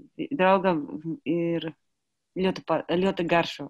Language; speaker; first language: Latvian; non-native, learner; Kazakh